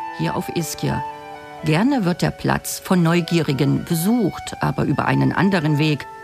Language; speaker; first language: German; native; German